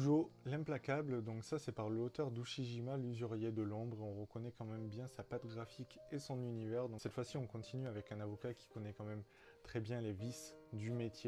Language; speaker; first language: French; native; French